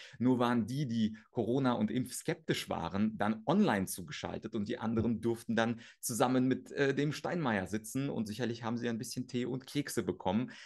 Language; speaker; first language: German; early bilingual, other home language; Russian